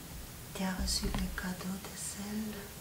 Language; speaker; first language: French; non-native, fluent; Spanish